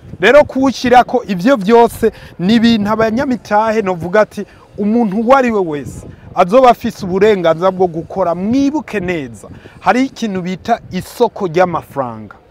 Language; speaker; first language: Rundi; early bilingual, heritage; Rundi